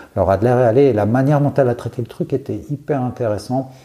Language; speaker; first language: French; native; French